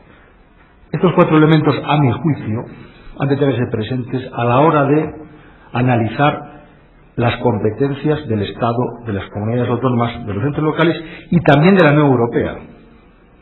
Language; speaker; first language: Spanish; native; Spanish